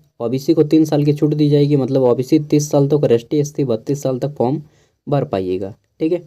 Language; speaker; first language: Hindi; native; Hindi